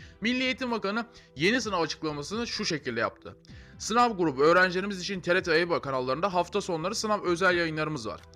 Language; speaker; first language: Turkish; native; Turkish